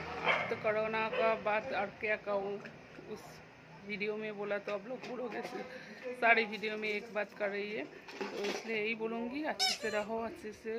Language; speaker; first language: Hindi; non-native, local second language; Bangla